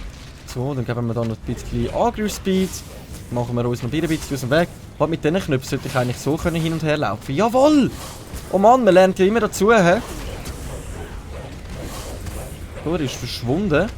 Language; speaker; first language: German; native; German